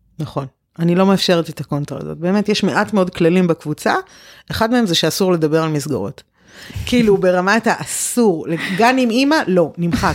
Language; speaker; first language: Hebrew; early bilingual, other home language; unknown